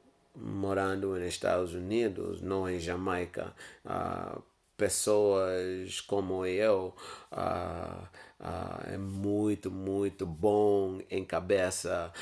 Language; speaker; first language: Portuguese; non-native, learner; English